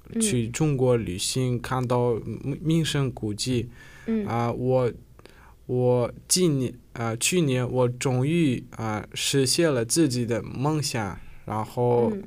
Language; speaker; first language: Chinese; non-native, learner; Uzbek